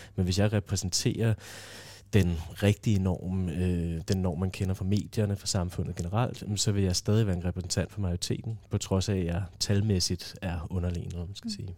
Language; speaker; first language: Danish; native; Danish